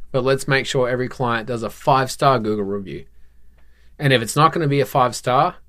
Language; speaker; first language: English; native; English